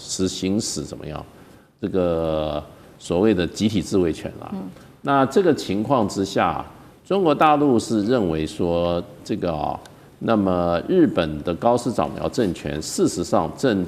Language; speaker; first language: Chinese; native; Chinese